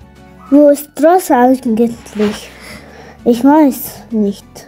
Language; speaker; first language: German; non-native, learner; Arabic